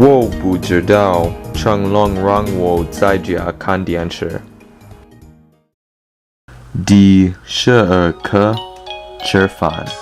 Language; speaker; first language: Chinese; non-native, learner; English